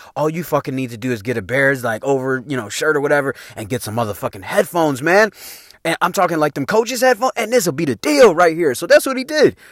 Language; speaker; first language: English; native; English